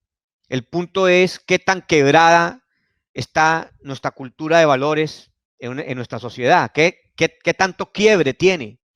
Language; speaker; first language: Spanish; native; Spanish